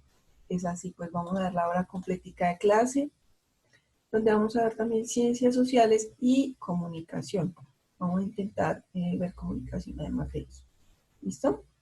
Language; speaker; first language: Spanish; native; Spanish